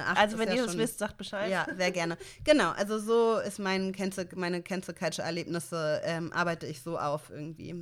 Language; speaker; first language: German; native; German